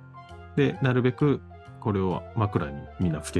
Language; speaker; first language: Japanese; native; Japanese